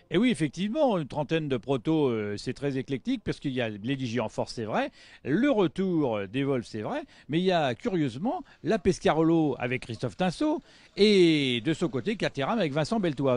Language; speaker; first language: French; native; French